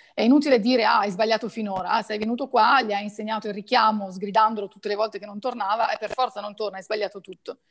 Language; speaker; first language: Italian; native; Italian